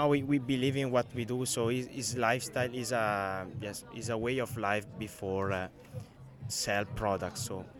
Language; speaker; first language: English; non-native, learner; Italian